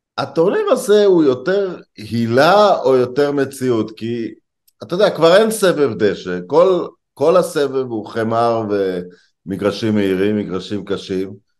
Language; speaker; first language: Hebrew; native; Hebrew